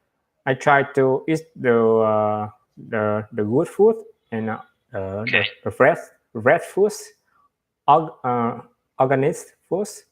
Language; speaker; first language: English; non-native, learner; Vietnamese